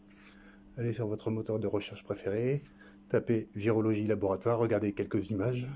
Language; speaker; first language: French; native; French